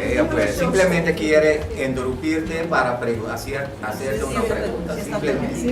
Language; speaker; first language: Spanish; non-native, fluent; Papiamento